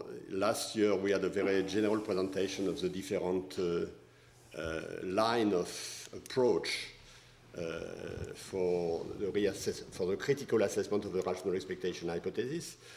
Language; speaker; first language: English; non-native, fluent; French